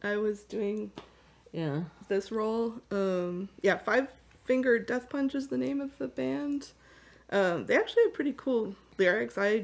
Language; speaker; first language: English; native; English